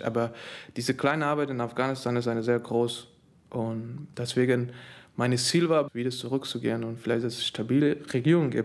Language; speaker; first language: German; non-native, fluent; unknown